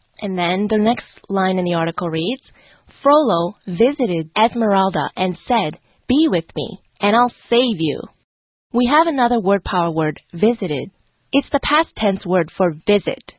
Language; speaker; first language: English; non-native, fluent; Chinese